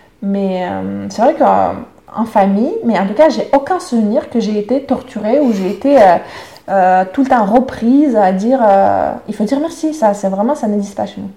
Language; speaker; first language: French; non-native, fluent; Russian